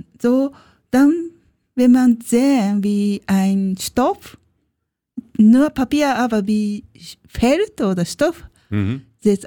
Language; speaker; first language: German; non-native, learner; Japanese